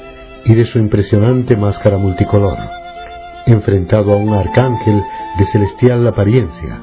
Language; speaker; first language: Spanish; native; Spanish